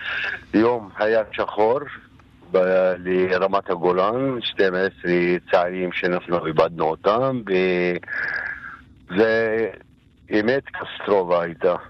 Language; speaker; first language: Hebrew; non-native, local second language; Arabic